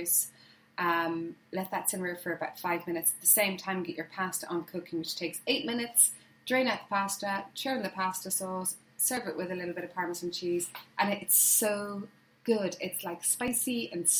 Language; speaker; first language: English; native; English